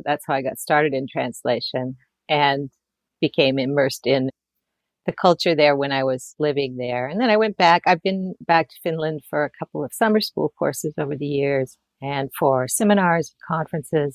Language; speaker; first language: English; native; English